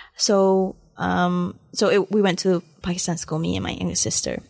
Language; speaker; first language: English; early bilingual, other home language; Malay